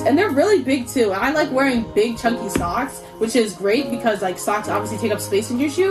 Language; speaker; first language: English; native; English